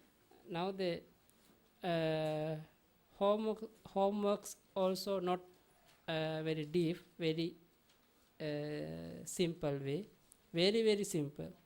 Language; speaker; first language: English; non-native, learner; Sinhala